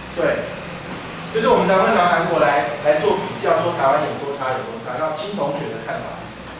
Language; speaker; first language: Chinese; native; Chinese